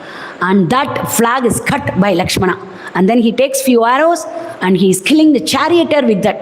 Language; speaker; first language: English; non-native, local second language; Tamil